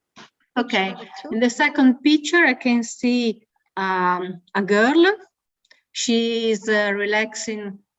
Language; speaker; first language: English; non-native, learner; Italian